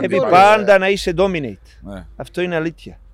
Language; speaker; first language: Greek; non-native, learner; Serbian